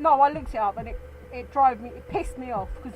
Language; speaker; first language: English; native; English